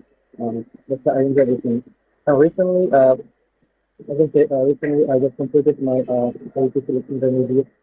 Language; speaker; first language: English; non-native, learner; Bangla